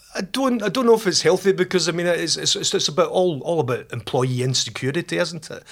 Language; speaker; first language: English; native; English